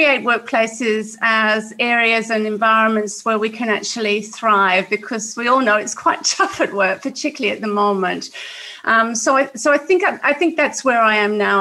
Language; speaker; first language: English; native; English